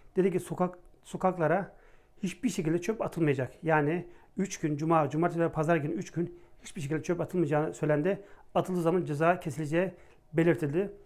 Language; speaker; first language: Turkish; native; Turkish